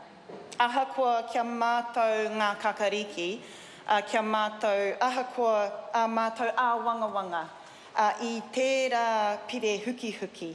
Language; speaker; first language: Māori; non-native, learner; English